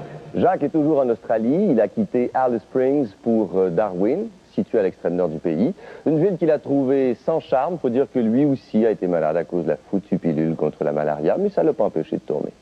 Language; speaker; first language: French; native; French